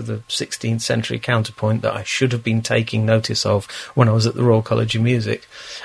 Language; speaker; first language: English; native; English